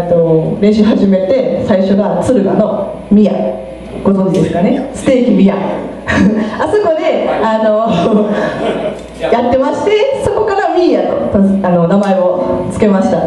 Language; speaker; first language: Japanese; native; Japanese